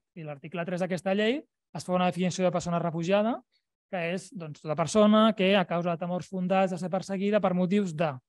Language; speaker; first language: Catalan; native; Catalan